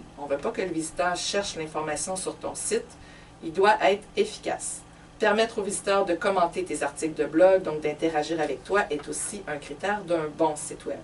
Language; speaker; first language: French; native; French